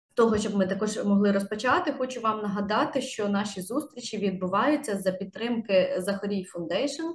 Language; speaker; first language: Ukrainian; native; Ukrainian